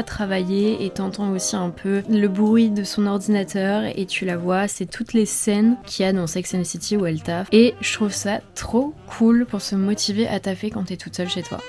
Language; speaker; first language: French; native; French